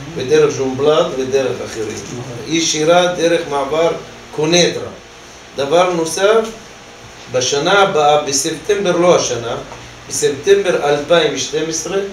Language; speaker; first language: Hebrew; non-native, local second language; Arabic